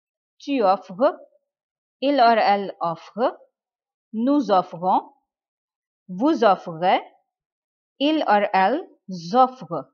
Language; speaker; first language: French; non-native, fluent; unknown